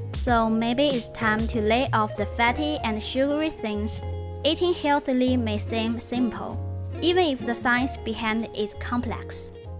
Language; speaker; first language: English; non-native, fluent; Chinese